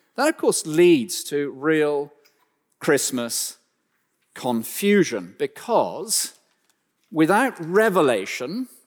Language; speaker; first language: English; native; English